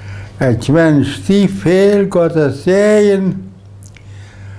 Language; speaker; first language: German; non-native, local second language; Low German